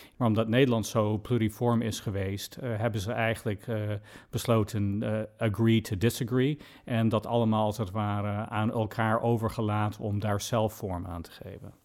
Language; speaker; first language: Dutch; non-native, fluent; English